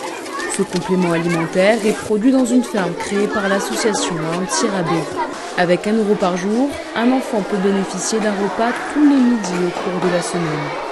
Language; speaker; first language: French; native; French